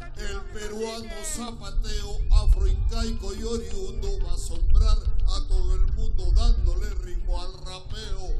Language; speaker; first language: Spanish; native; Spanish